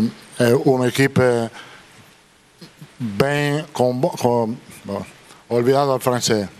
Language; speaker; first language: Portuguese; non-native, fluent; Italian